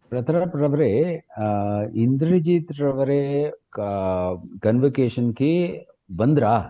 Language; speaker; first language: Kannada; non-native, learner; Tamil